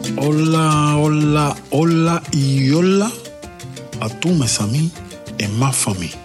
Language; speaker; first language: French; non-native, learner; Spanish